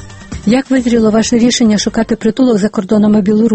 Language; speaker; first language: Ukrainian; native; Ukrainian